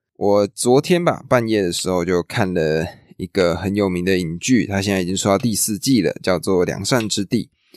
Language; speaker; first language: Chinese; native; Chinese